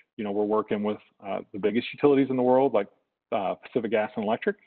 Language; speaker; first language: English; native; English